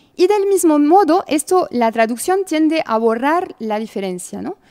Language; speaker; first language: Spanish; non-native, fluent; French